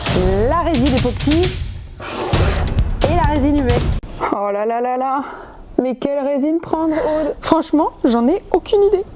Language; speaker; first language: French; native; French